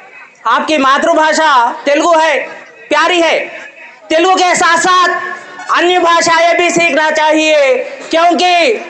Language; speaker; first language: Hindi; non-native, local second language; Telugu